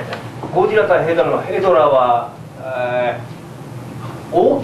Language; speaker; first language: Japanese; native; Japanese